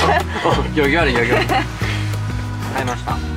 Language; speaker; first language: Japanese; native; Japanese